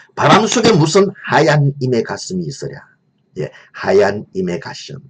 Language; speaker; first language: Korean; native; Korean